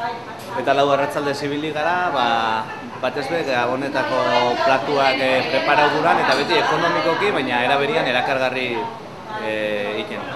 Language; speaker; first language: Basque; native; Basque